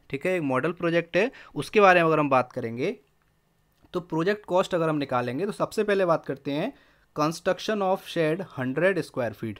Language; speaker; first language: Hindi; native; Hindi